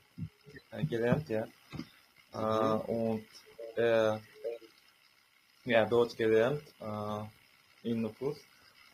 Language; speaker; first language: German; non-native, learner; Uzbek